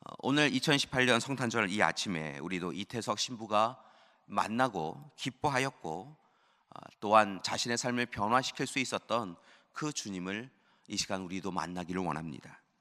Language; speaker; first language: Korean; native; Korean